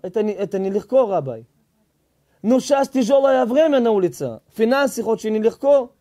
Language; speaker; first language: Russian; early bilingual, heritage; Hebrew